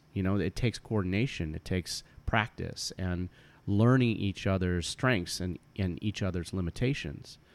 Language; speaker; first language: English; native; English